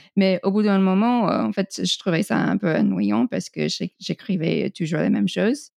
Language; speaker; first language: French; non-native, fluent; English